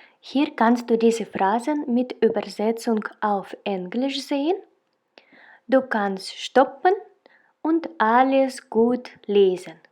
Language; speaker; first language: German; non-native, fluent; Russian